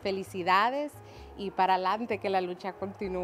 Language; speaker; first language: Spanish; early bilingual, other home language; English